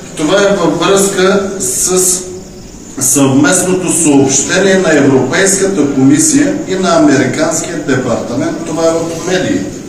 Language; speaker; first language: Bulgarian; non-native, local second language; Turkish